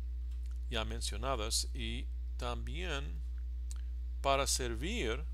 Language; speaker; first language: Spanish; non-native, fluent; English